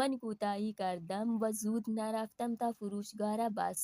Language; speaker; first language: Persian; non-native, fluent; Urdu